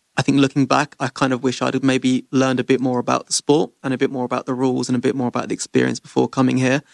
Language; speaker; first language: English; native; English